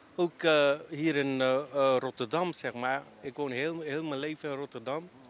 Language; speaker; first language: Dutch; early bilingual, other home language; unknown